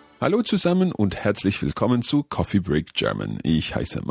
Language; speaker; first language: German; non-native, learner; English